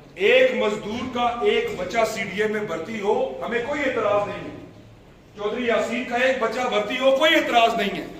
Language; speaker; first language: Urdu; non-native, local second language; Punjabi